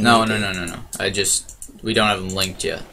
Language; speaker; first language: English; native; English